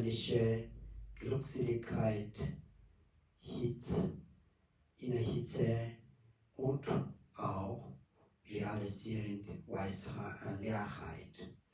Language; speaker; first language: German; non-native, learner; Tibetan